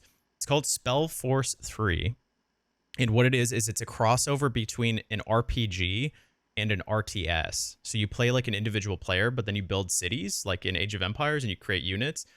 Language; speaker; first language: English; native; English